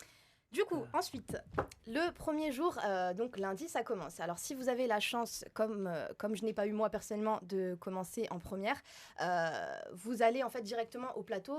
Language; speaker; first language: French; native; French